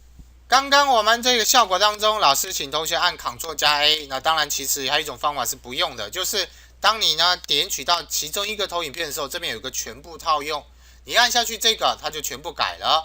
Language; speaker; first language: Chinese; native; Chinese